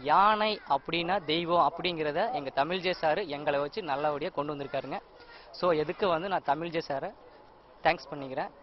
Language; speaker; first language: Tamil; native; Tamil